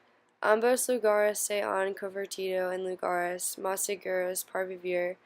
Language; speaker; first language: Spanish; non-native, learner; English